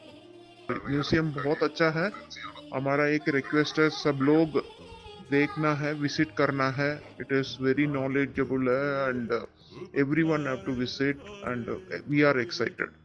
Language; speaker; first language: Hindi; non-native, local second language; Malayalam